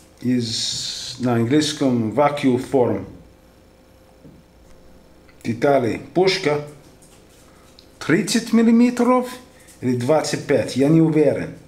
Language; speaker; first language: Russian; non-native, learner; English